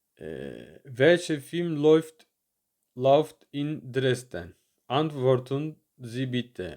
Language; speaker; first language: German; non-native, learner; Turkish